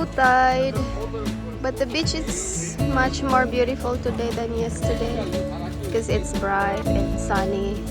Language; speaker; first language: English; non-native, local second language; Filipino